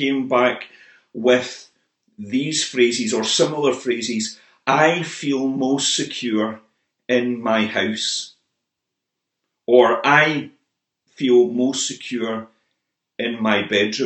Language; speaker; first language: English; native; English